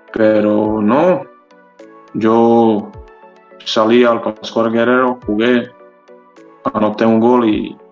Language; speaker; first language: Spanish; early bilingual, other home language; Croatian